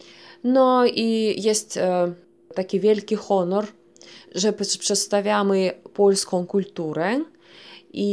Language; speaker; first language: Polish; early bilingual, heritage; Polish